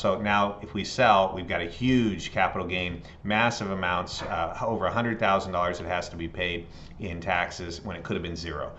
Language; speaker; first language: English; native; English